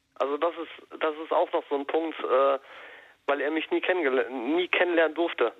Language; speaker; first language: German; native; German